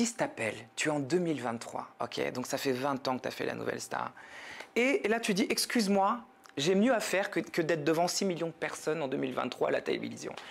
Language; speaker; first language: French; native; French